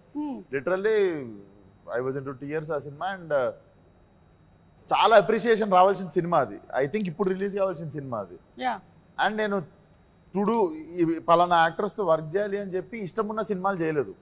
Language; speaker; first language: Telugu; native; Telugu